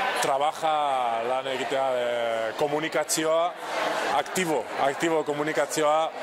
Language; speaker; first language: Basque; non-native, learner; Spanish